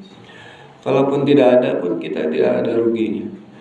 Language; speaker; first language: Indonesian; non-native, local second language; Sundanese